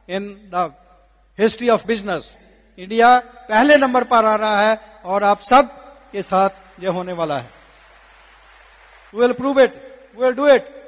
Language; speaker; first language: Hindi; non-native, local second language; Punjabi